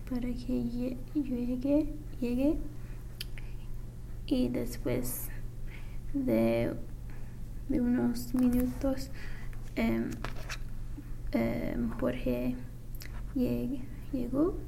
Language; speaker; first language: Spanish; non-native, learner; English